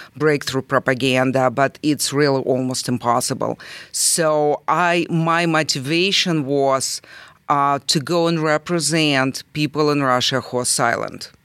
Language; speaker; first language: English; non-native, fluent; Russian